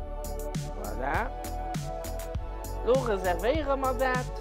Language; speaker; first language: German; non-native, local second language; Luxembourgish